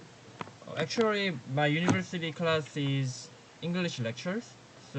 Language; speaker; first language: English; non-native, learner; Korean